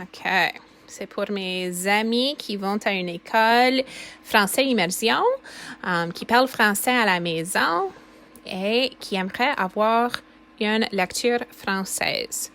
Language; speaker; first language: French; non-native, fluent; English